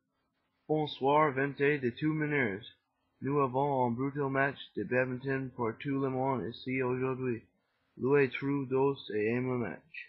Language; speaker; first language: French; non-native, learner; English